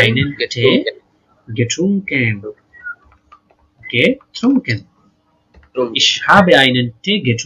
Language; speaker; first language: German; non-native, fluent; Bangla